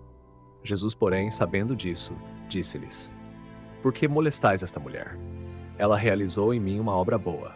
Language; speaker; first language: Portuguese; native; Portuguese